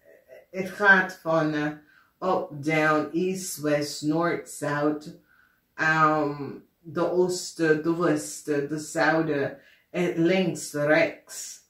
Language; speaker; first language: Dutch; non-native, fluent; English